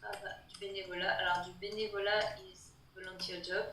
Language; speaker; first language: French; non-native, fluent; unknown